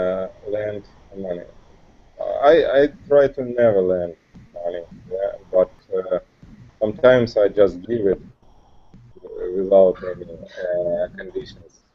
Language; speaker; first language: English; non-native, learner; Russian